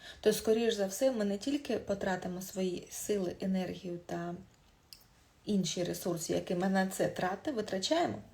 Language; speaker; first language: Ukrainian; non-native, local second language; Russian